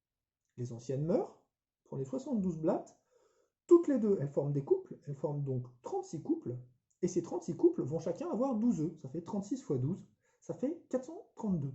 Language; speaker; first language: French; native; French